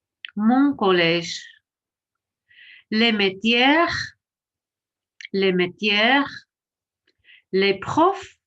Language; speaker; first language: French; non-native, fluent; English